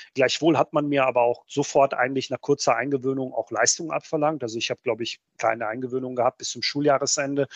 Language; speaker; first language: German; early bilingual, other home language; Bosnian